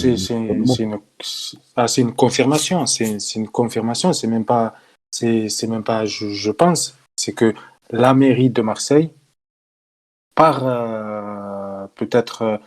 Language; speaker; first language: French; native; French